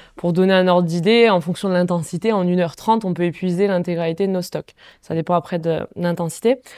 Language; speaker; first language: French; native; French